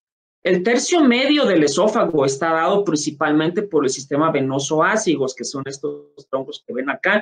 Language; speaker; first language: Spanish; native; Spanish